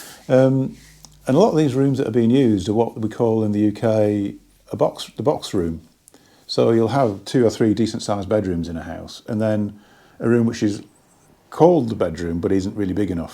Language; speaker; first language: English; native; English